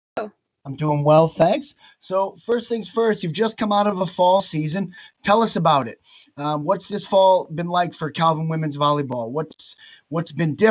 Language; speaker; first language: English; native; English